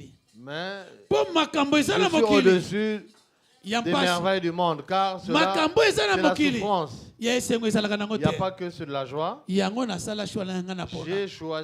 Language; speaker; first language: French; non-native, local second language; Lingala